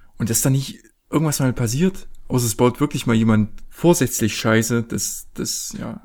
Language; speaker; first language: German; native; German